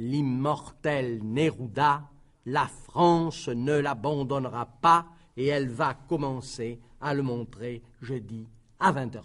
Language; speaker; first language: French; native; French